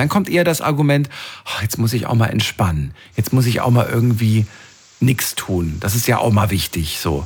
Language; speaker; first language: German; native; German